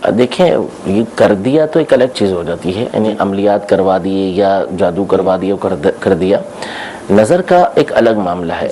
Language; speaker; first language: Urdu; native; Urdu